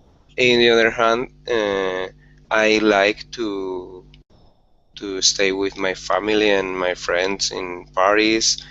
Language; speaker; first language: English; non-native, learner; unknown